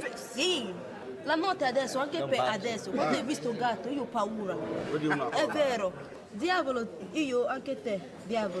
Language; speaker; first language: Italian; non-native, learner; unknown